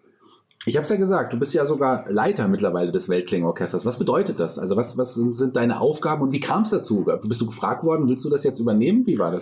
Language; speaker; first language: German; native; German